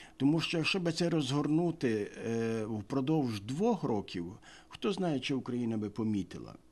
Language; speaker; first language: Ukrainian; native; Ukrainian